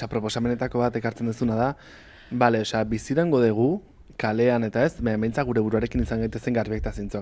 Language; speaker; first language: Basque; native; Basque